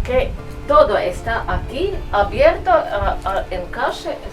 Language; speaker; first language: Spanish; non-native, fluent; Latvian